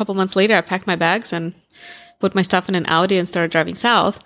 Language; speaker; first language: English; non-native, fluent; Russian